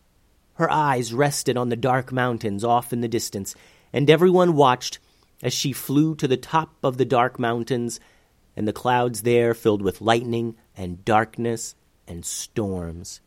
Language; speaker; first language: English; native; English